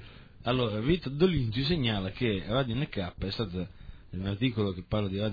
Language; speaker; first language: Italian; native; Italian